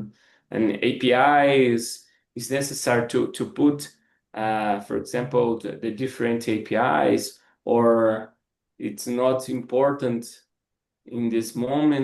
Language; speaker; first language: English; non-native, learner; Portuguese